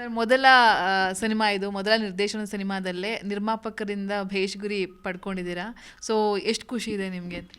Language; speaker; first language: Kannada; native; Kannada